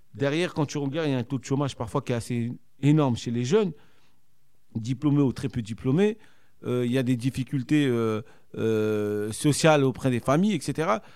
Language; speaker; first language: French; native; French